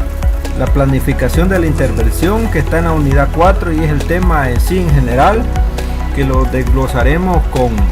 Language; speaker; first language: Spanish; native; Spanish